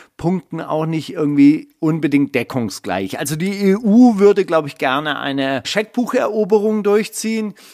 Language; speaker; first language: German; native; German